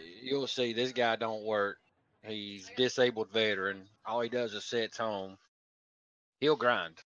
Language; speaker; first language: English; native; English